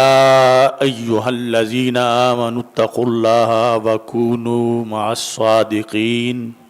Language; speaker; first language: Urdu; native; Urdu